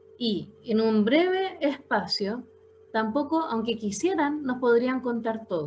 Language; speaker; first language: Spanish; native; Spanish